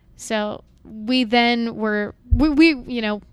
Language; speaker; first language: English; native; English